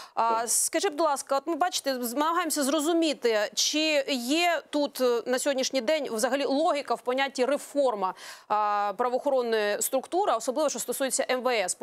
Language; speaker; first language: Ukrainian; native; Ukrainian